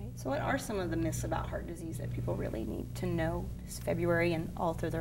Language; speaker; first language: English; native; English